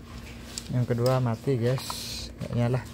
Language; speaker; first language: Indonesian; native; Indonesian